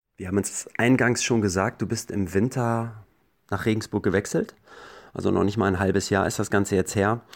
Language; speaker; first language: German; native; German